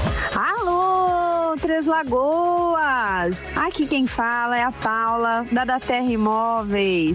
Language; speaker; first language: Portuguese; native; Portuguese